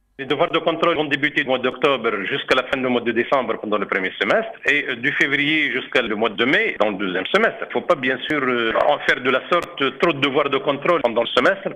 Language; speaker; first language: French; non-native, local second language; Arabic